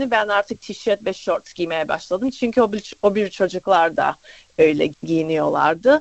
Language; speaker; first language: Turkish; early bilingual, other home language; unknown